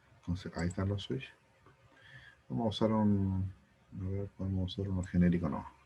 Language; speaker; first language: Spanish; native; Spanish